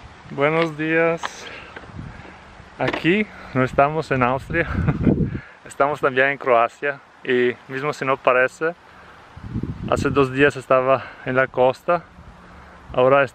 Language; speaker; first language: Spanish; non-native, fluent; Italian